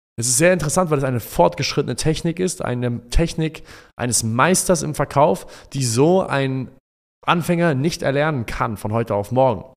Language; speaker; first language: German; early bilingual, other home language; Arabic